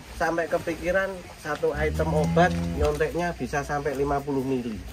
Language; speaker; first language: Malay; non-native, local second language; Javanese